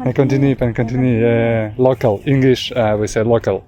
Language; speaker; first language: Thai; non-native, learner; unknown